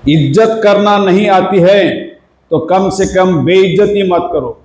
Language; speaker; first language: Hindi; non-native, local second language; Marathi